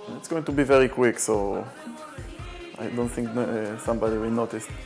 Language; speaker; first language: English; non-native, learner; Hebrew